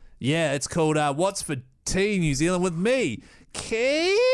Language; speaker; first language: English; native; English